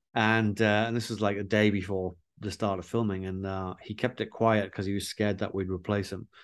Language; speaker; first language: English; native; English